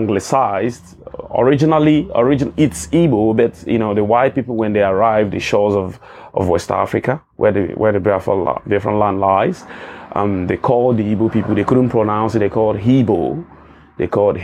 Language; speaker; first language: English; non-native, local second language; Igbo